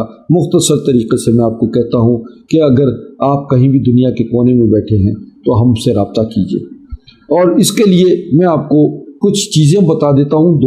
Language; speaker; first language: Urdu; native; Urdu